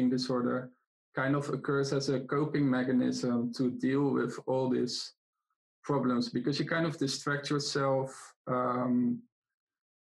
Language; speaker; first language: English; non-native, fluent; Dutch